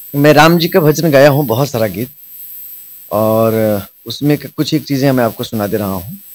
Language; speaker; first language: Hindi; non-native, local second language; Bhojpuri